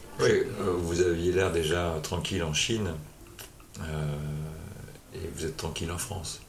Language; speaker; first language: French; native; French